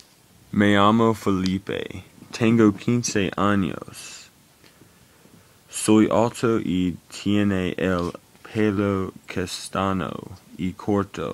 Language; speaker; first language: Spanish; non-native, learner; English